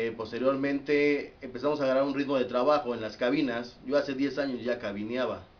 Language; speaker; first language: Spanish; native; Spanish